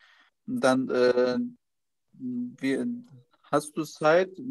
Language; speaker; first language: German; non-native, learner; Turkish